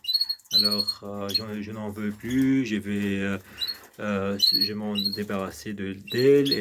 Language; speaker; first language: French; non-native, local second language; Arabic